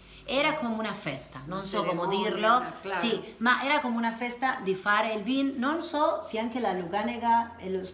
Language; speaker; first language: Italian; non-native, learner; Spanish